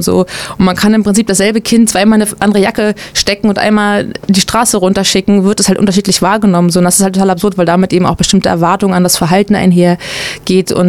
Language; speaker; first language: German; native; German